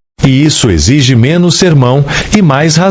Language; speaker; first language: Portuguese; native; Portuguese